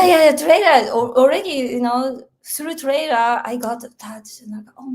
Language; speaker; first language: English; non-native, learner; Japanese